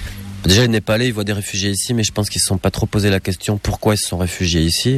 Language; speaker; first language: French; native; French